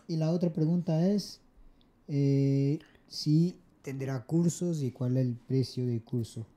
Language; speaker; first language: Spanish; non-native, fluent; Portuguese